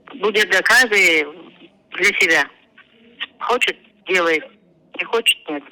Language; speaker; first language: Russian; non-native, local second language; Kyrgyz